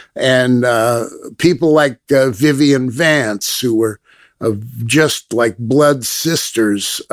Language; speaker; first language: English; native; English